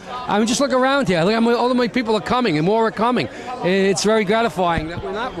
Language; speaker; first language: English; native; English